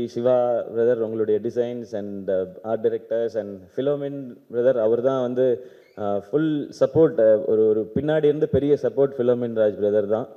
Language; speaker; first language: Tamil; native; Tamil